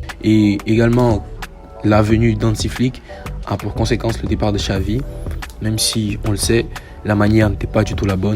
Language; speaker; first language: French; native; French